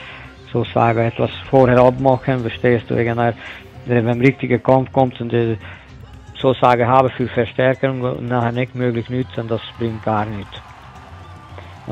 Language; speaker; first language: German; non-native, learner; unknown